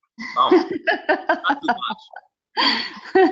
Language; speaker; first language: English; non-native, learner; Chinese